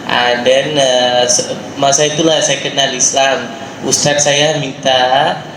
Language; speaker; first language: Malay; non-native, local second language; Tamil